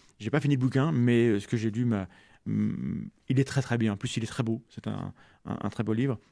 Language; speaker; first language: French; native; French